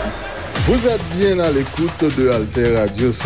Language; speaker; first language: French; non-native, local second language; Haitian Creole